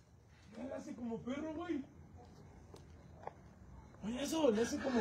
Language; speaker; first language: Spanish; native; Spanish